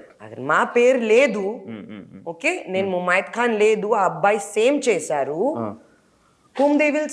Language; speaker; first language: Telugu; non-native, local second language; Hindi